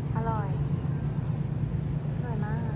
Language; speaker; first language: Thai; native; Thai